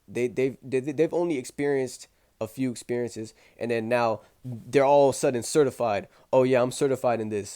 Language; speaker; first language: English; native; English